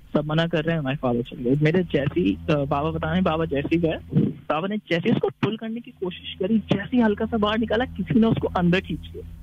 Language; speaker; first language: Urdu; native; Urdu